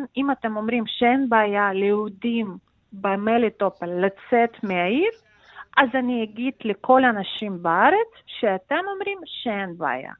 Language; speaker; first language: Hebrew; non-native, fluent; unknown